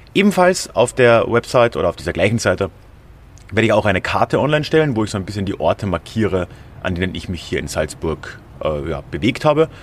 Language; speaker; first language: German; native; German